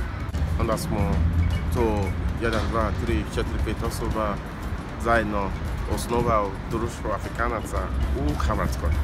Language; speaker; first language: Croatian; non-native, learner; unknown